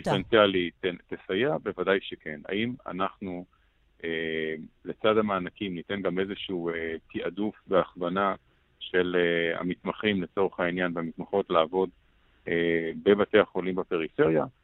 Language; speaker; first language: Hebrew; native; Hebrew